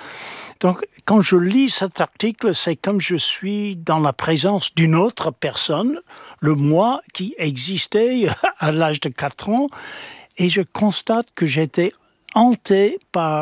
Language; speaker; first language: French; non-native, fluent; English